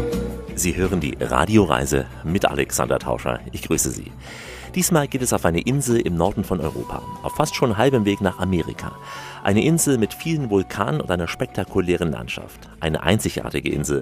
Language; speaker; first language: German; native; German